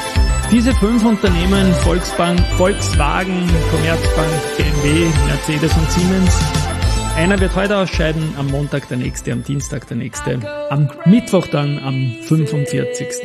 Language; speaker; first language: German; native; German